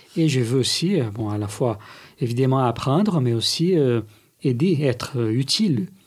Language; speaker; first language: French; non-native, fluent; Portuguese